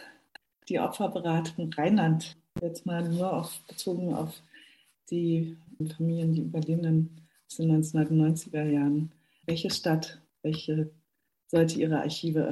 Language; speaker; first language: German; native; German